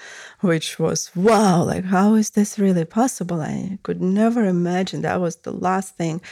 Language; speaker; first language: English; non-native, fluent; Russian